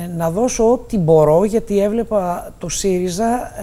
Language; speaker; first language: Greek; native; Greek